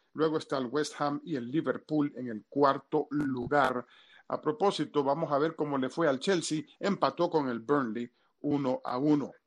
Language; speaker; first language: Spanish; early bilingual, heritage; Spanish